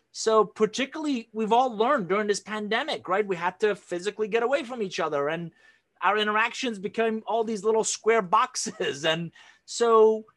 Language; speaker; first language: English; non-native, fluent; Persian